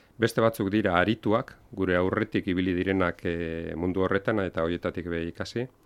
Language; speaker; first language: Basque; non-native, local second language; Spanish